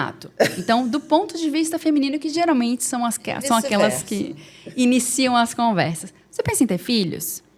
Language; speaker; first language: Portuguese; native; Portuguese